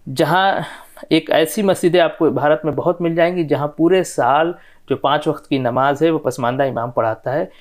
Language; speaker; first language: Hindi; non-native, local second language; Bhojpuri